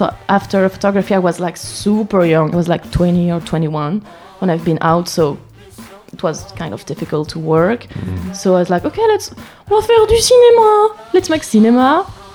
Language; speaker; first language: English; non-native, fluent; French